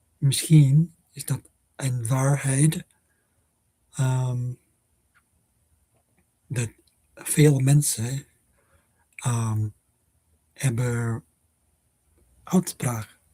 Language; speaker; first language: Dutch; non-native, learner; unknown